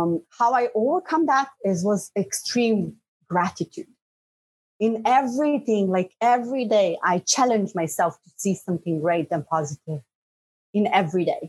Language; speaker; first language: English; non-native, fluent; Bosnian